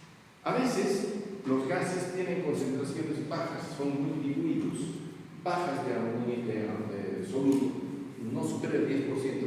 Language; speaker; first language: Spanish; native; Spanish